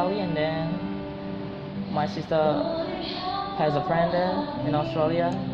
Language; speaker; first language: English; non-native, fluent; Indonesian